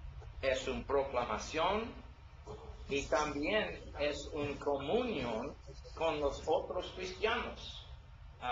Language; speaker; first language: Spanish; non-native, learner; English